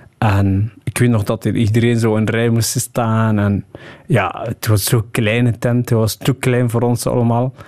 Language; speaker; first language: Dutch; early bilingual, other home language; Somali